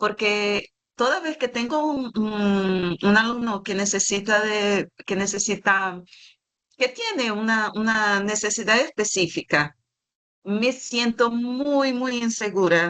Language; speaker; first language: Spanish; non-native, fluent; Portuguese